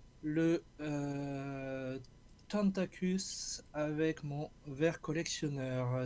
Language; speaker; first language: French; native; French